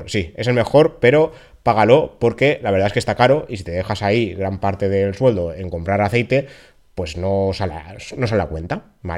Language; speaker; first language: Spanish; native; Spanish